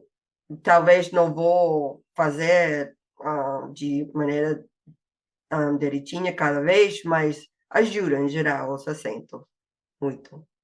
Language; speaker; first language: Portuguese; non-native, fluent; English